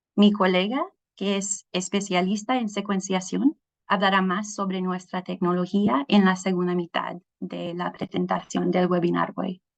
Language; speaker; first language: Spanish; non-native, fluent; English